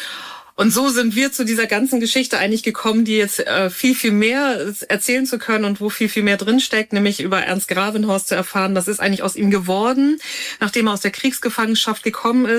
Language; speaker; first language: German; native; German